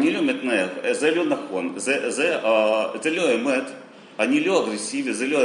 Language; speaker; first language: Hebrew; non-native, learner; Russian